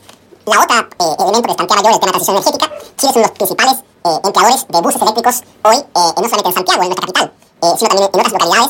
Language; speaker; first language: Spanish; native; Spanish